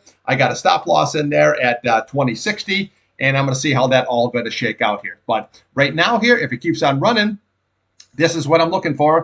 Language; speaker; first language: English; native; English